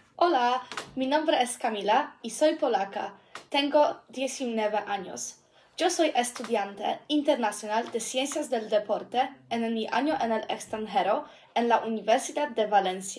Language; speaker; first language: Spanish; non-native, learner; English